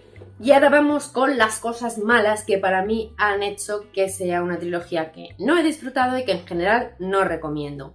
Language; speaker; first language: Spanish; native; Spanish